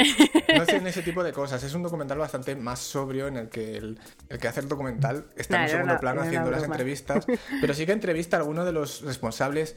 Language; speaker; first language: Spanish; native; Spanish